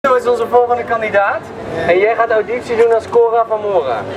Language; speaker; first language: Dutch; native; Dutch